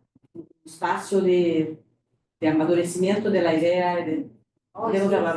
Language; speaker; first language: Spanish; non-native, fluent; Portuguese